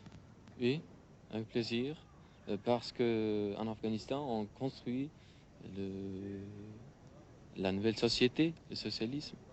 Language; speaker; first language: French; non-native, learner; Uzbek